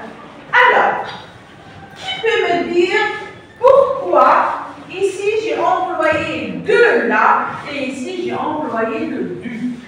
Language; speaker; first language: French; non-native, local second language; Arabic